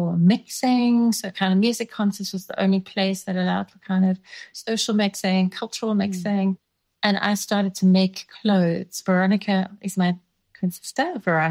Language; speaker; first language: English; non-native, local second language; Dutch